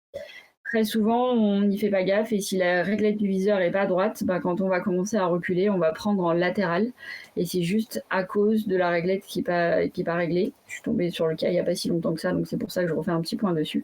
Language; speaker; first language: French; native; French